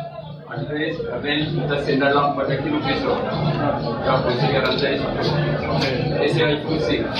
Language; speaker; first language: Portuguese; non-native, learner; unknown